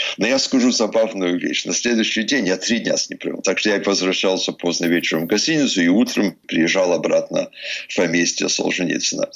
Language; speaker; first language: Russian; early bilingual, heritage; Russian